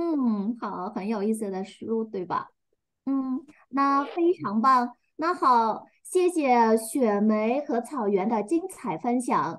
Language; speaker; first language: Chinese; non-native, fluent; Vietnamese